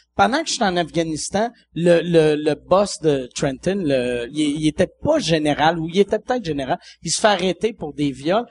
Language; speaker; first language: French; native; French